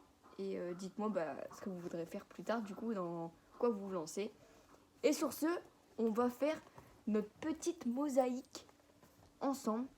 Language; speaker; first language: French; native; French